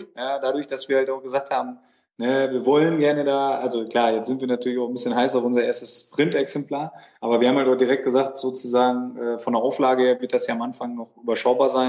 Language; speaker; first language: German; native; German